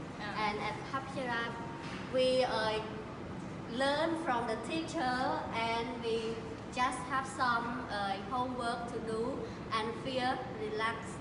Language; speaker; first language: English; non-native, learner; Khmer